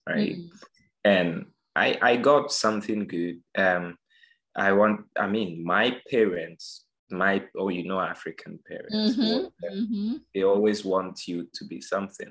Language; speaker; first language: English; non-native, local second language; Akan